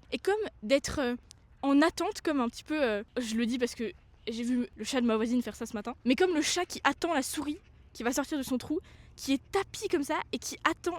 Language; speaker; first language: French; native; French